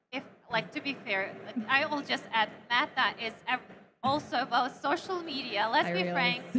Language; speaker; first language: English; non-native, fluent; Ukrainian